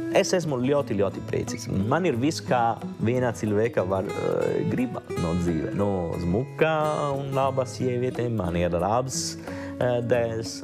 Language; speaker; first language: Latvian; non-native, learner; Italian